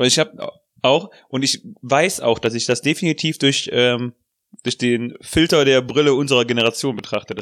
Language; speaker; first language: German; native; German